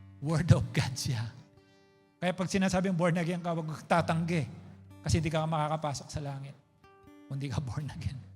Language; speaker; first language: Filipino; non-native, local second language; Pampanga